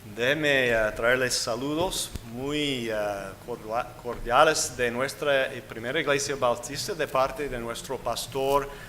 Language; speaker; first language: Spanish; non-native, fluent; English